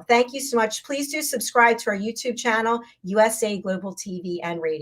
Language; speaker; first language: English; native; English